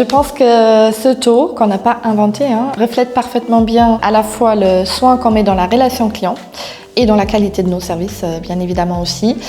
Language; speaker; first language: French; non-native, fluent; German